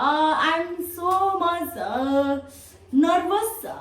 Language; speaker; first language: English; non-native, learner; Nepali